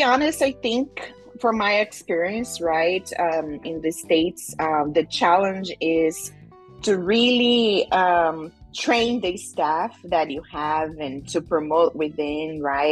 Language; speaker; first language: English; non-native, fluent; Portuguese